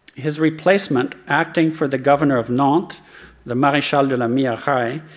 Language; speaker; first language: English; native; English